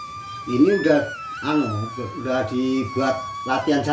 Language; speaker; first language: Indonesian; non-native, local second language; Javanese